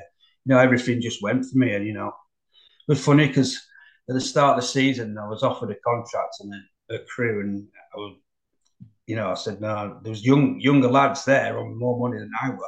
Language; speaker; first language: English; native; English